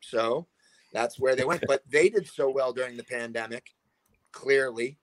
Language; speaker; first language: English; native; English